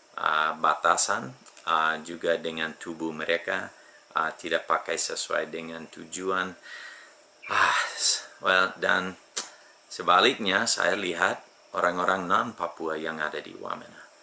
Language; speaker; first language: Indonesian; non-native, fluent; English